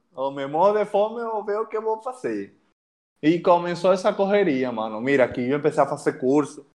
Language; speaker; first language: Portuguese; non-native, fluent; Spanish